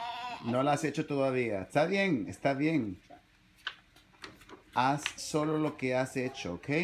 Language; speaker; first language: Spanish; early bilingual, other home language; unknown